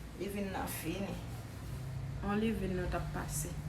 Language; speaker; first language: French; non-native, local second language; Haitian Creole